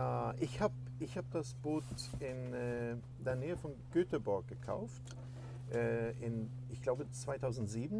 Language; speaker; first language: German; non-native, fluent; Swedish